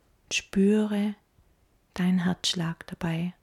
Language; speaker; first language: German; native; German